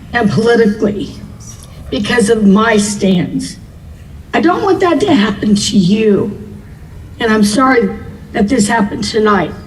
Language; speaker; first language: English; native; English